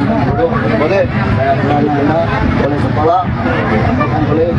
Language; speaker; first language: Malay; non-native, learner; Rohingya